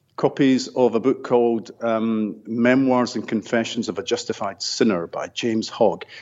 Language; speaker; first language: English; native; English